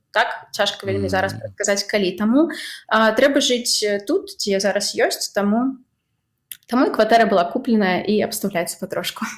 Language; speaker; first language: Belarusian; non-native, local second language; Russian